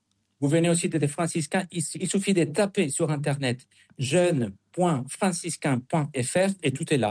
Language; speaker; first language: French; non-native, fluent; Spanish